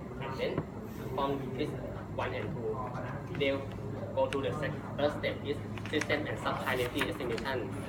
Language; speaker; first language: English; non-native, learner; Thai